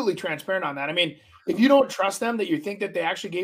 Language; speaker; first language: English; native; English